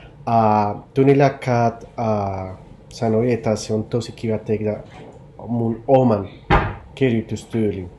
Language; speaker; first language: Finnish; non-native, learner; Spanish